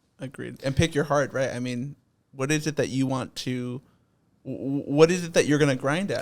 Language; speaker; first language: English; native; English